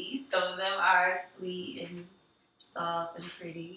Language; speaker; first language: English; native; English